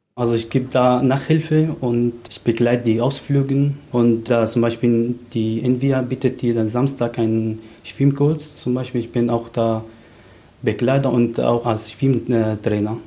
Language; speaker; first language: German; non-native, fluent; Arabic